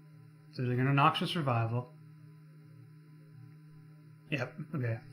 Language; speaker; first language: English; native; English